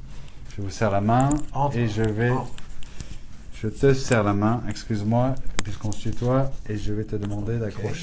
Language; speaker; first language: French; native; French